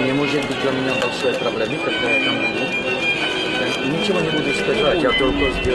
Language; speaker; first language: Russian; non-native, learner; Czech